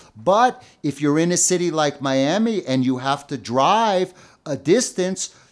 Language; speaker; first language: English; native; English